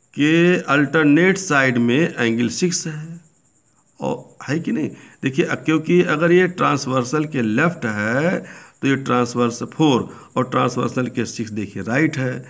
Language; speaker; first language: Hindi; native; Hindi